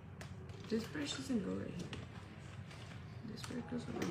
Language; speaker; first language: English; native; English